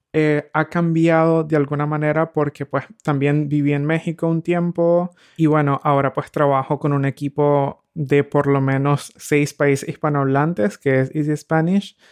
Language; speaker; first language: Spanish; native; Spanish